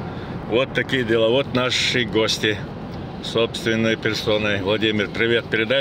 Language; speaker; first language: Russian; non-native, local second language; Chechen